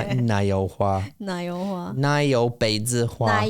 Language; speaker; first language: Chinese; non-native, learner; English